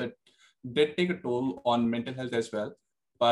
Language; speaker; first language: English; non-native, local second language; Hindi